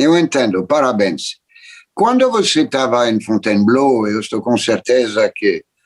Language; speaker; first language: Portuguese; non-native, fluent; French